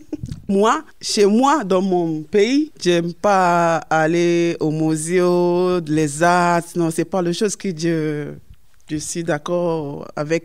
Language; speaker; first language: French; non-native, learner; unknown